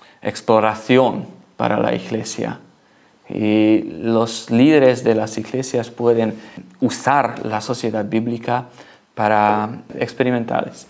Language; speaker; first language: Spanish; non-native, learner; Hungarian